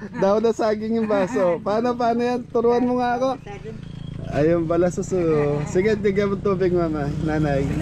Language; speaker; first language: Filipino; non-native, local second language; Pampanga